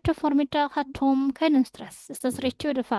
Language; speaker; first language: German; non-native, fluent; Indonesian